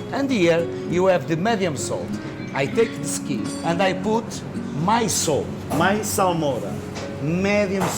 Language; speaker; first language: English; non-native, learner; Portuguese